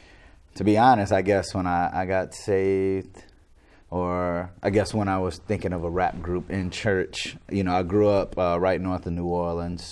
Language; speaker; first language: English; native; English